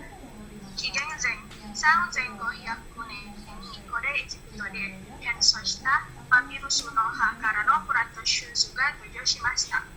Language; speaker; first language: Japanese; non-native, learner; Indonesian